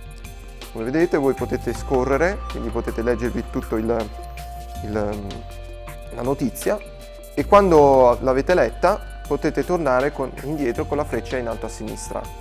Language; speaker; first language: Italian; native; Italian